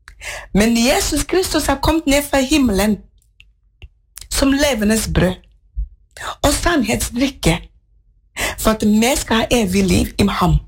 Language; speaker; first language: Swedish; non-native, learner; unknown